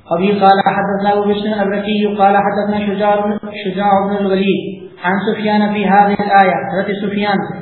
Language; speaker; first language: Urdu; native; Urdu